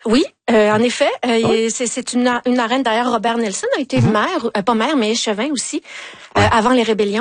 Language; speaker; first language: French; native; French